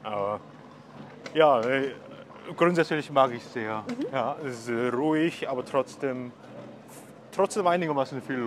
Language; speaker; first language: German; non-native, fluent; Korean